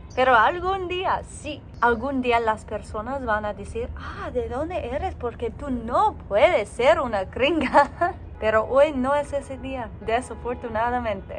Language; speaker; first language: Spanish; non-native, learner; English